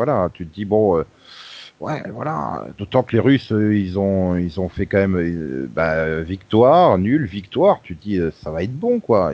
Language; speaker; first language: French; native; French